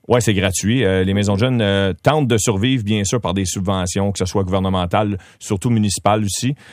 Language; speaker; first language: French; native; French